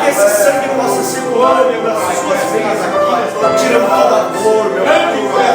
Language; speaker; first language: Portuguese; native; Portuguese